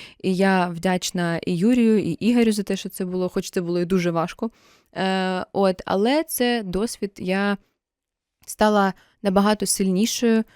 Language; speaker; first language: Ukrainian; non-native, local second language; Russian